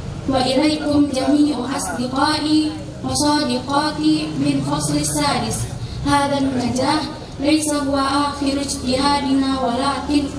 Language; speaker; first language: Arabic; non-native, learner; Indonesian